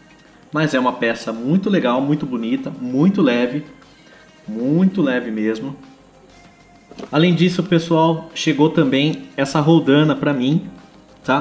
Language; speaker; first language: Portuguese; native; Portuguese